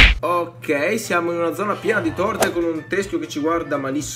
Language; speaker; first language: Italian; native; Italian